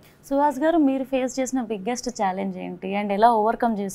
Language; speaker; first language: Telugu; native; Telugu